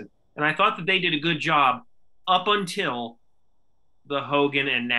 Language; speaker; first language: English; native; English